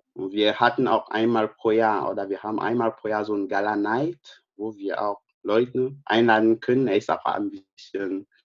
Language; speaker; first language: German; non-native, fluent; French